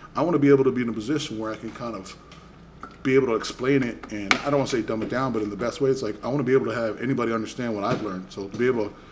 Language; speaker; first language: English; native; English